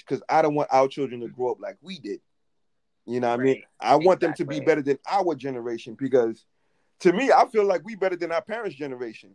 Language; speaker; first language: English; native; English